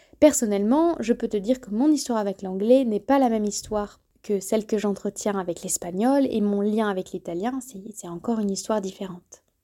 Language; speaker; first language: French; native; French